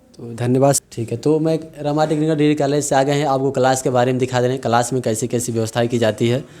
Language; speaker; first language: Hindi; native; Hindi